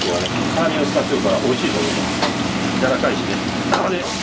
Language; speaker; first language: Japanese; native; Japanese